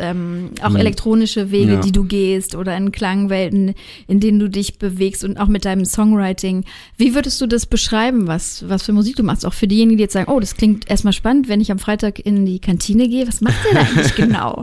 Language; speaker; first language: German; native; German